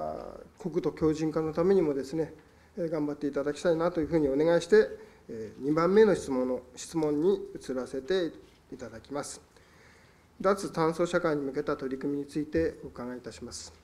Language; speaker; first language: Japanese; native; Japanese